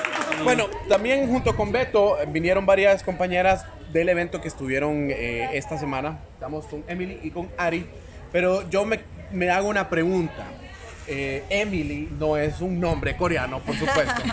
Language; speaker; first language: Spanish; native; Spanish